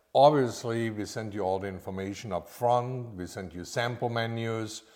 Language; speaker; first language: English; non-native, fluent; German